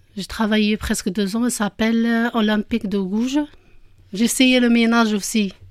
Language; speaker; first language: French; non-native, local second language; Arabic